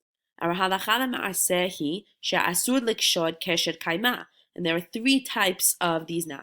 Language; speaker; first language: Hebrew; non-native, fluent; English